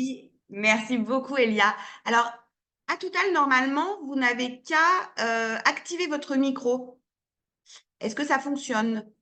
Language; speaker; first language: French; native; French